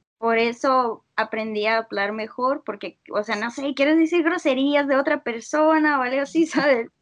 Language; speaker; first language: Spanish; non-native, fluent; Russian